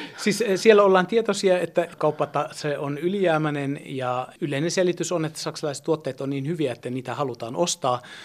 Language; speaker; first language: Finnish; early bilingual, heritage; German